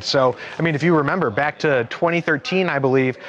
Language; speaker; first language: English; native; English